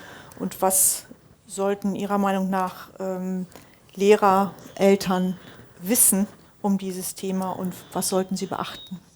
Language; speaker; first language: German; native; German